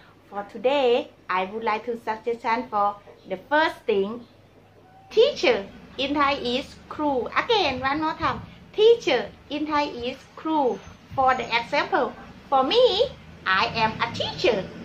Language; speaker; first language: English; non-native, learner; Thai